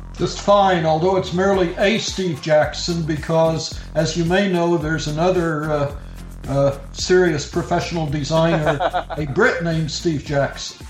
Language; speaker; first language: English; native; English